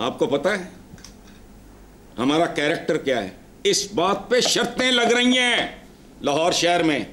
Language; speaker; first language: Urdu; non-native, local second language; Punjabi